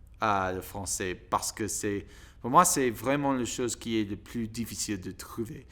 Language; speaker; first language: French; non-native, learner; English